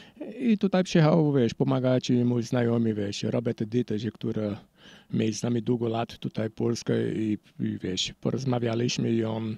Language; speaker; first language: Polish; non-native, learner; Portuguese